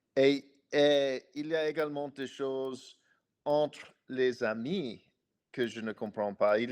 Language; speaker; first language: French; non-native, fluent; English